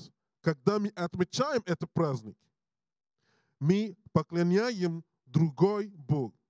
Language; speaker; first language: Russian; non-native, learner; English